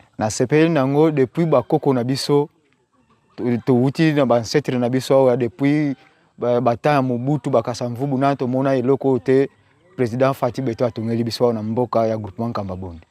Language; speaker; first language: Lingala; non-native, local second language; Kongo